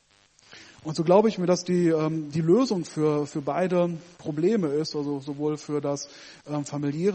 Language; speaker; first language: German; native; German